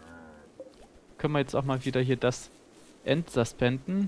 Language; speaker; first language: German; native; German